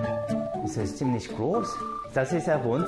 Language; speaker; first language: German; non-native, learner; Korean